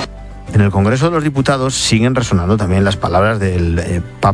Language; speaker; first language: Spanish; native; Spanish